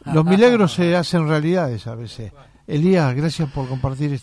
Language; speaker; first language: Spanish; native; Spanish